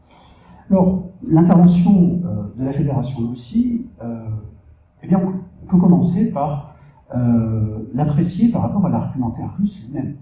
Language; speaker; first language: French; native; French